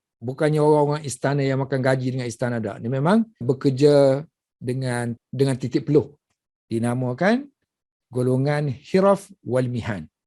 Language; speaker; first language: Malay; native; Malay